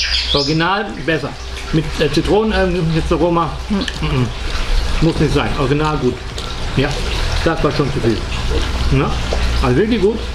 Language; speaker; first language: German; native; German